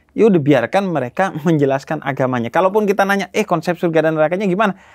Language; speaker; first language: Indonesian; native; Indonesian